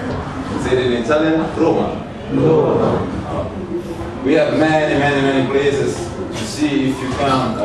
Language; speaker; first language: English; non-native, learner; Italian